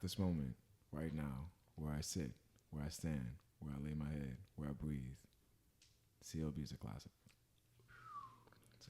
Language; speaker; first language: English; native; English